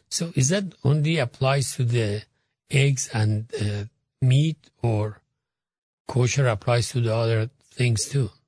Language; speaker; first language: English; non-native, fluent; Persian